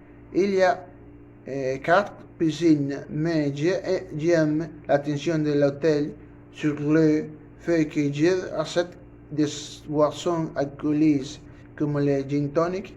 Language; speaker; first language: French; non-native, learner; Spanish